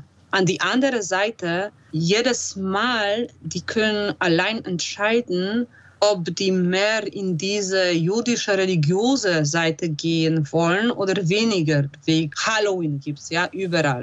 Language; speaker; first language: German; non-native, fluent; Polish